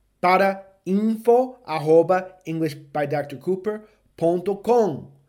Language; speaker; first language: Portuguese; non-native, fluent; English